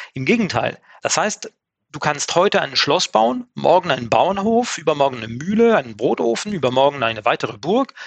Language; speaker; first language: German; non-native, fluent; French